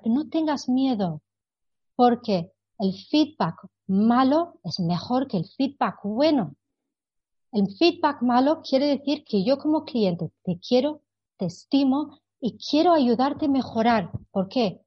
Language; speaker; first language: Spanish; non-native, fluent; English